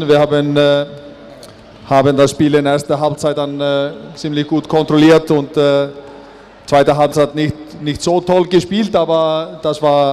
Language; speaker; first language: German; non-native, fluent; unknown